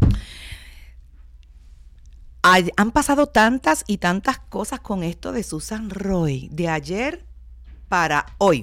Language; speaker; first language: Spanish; native; Spanish